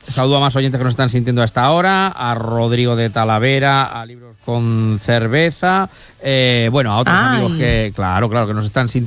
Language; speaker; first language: Spanish; native; Spanish